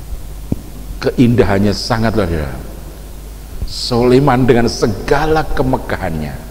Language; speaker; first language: Indonesian; native; Indonesian